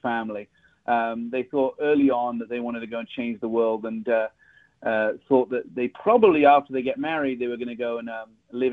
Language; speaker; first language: English; native; English